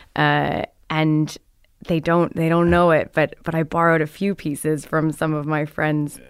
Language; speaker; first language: English; native; English